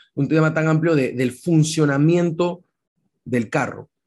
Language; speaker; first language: Spanish; native; Spanish